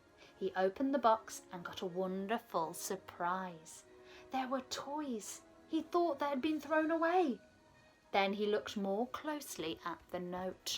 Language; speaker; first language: English; native; English